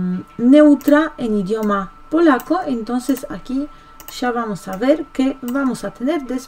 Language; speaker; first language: Spanish; non-native, fluent; Polish